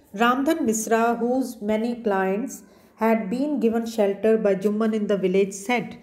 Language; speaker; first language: English; non-native, local second language; Punjabi